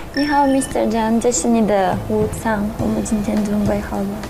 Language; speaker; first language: Chinese; non-native, fluent; Russian